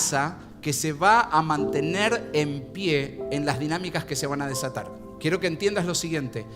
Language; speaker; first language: Spanish; native; Spanish